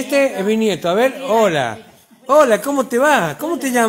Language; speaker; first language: Spanish; native; Spanish